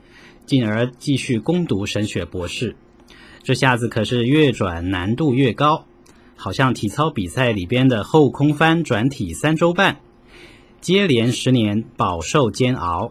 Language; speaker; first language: Chinese; native; Chinese